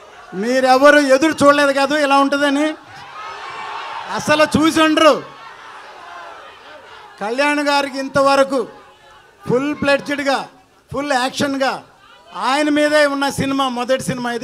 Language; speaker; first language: Telugu; native; Telugu